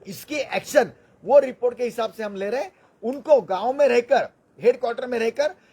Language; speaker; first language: Hindi; non-native, local second language; Marathi